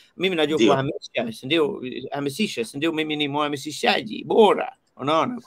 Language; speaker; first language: Swahili; non-native, fluent; English